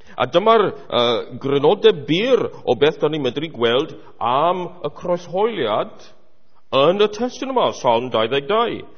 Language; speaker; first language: Welsh; native; Welsh